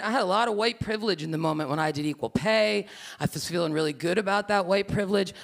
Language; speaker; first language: English; native; English